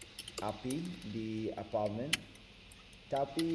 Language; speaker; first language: Indonesian; non-native, learner; English